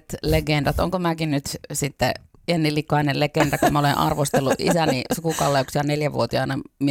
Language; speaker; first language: Finnish; native; Finnish